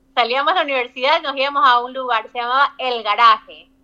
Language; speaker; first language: Spanish; native; Spanish